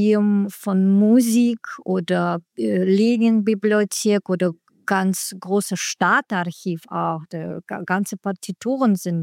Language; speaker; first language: German; non-native, learner; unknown